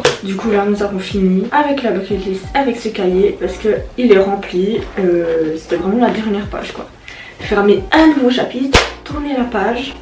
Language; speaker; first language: French; native; French